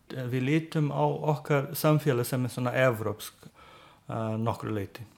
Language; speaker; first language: Icelandic; non-native, fluent; Portuguese